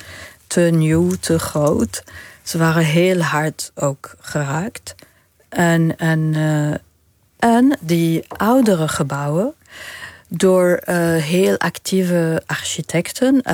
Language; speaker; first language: Dutch; non-native, fluent; Arabic